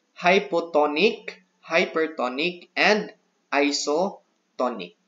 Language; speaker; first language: English; non-native, local second language; Cebuano